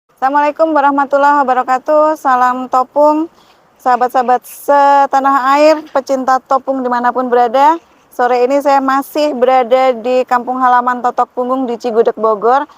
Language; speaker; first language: Indonesian; native; Indonesian